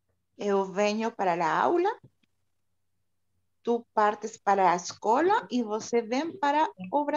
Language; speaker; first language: Portuguese; non-native, learner; Spanish